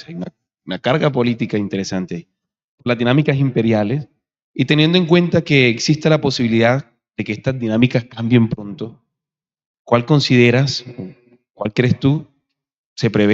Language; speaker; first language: Spanish; native; Spanish